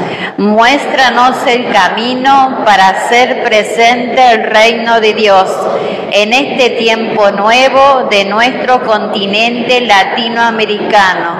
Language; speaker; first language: Spanish; native; Spanish